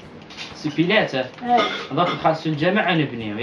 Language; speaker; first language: Arabic; native; Arabic